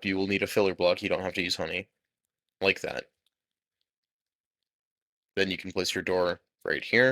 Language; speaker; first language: English; native; English